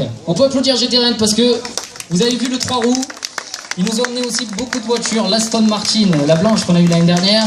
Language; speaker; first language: French; native; French